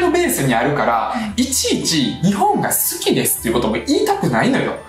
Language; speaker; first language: Japanese; early bilingual, other home language; Russian